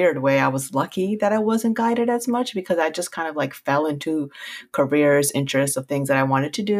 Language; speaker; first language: English; early bilingual, other home language; Punjabi